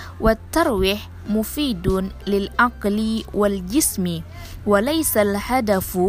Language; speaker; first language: Arabic; non-native, learner; Indonesian